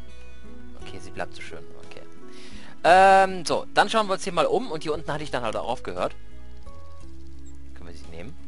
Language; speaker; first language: German; native; German